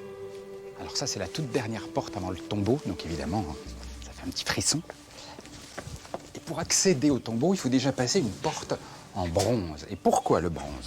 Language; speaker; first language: French; native; French